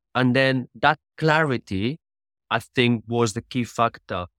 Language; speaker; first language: English; non-native, fluent; Spanish